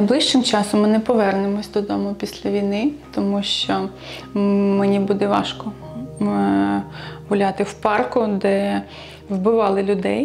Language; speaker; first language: Ukrainian; non-native, local second language; Russian